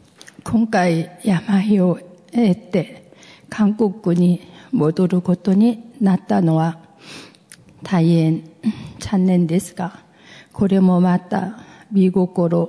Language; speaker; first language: Japanese; non-native, fluent; Korean